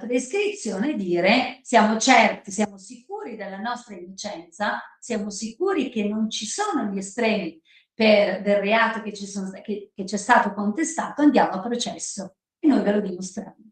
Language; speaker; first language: Italian; native; Italian